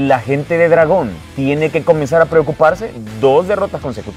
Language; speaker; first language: Spanish; native; Spanish